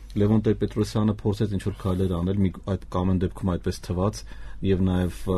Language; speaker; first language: Armenian; native; Armenian